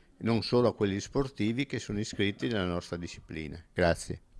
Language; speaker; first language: Italian; native; Italian